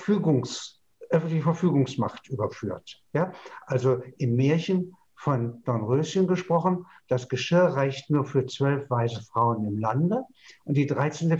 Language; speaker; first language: German; native; German